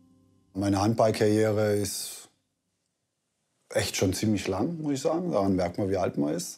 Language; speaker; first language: German; native; German